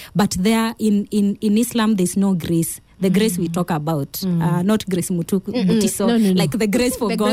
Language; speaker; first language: English; non-native, local second language; Kamba